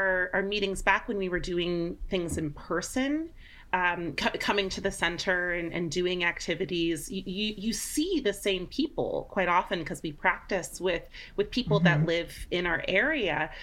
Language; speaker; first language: English; native; English